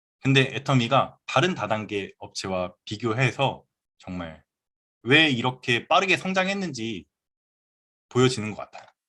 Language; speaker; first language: Korean; native; Korean